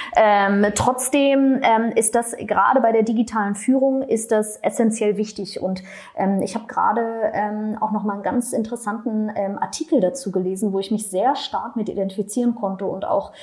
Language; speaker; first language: German; native; German